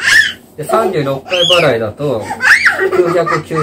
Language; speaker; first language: Japanese; native; Japanese